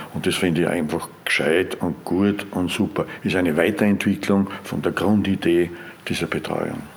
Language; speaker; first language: German; native; German